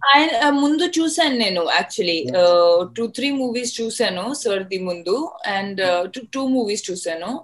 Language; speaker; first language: Telugu; non-native, fluent; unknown